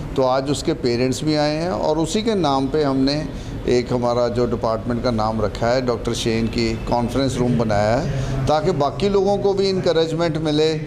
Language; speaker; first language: Hindi; non-native, local second language; Punjabi